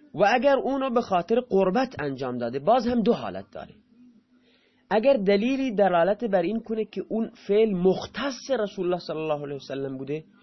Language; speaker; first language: Persian; non-native, local second language; Baluchi